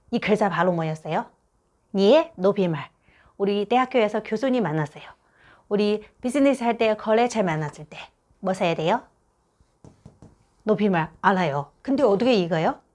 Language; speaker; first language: Korean; non-native, fluent; Chinese